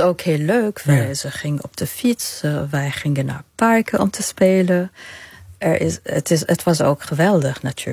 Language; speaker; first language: Dutch; non-native, fluent; Arabic